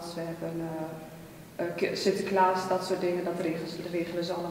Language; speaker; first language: Dutch; early bilingual, other home language; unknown